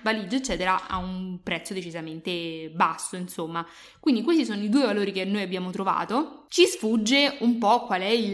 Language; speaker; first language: Italian; native; Italian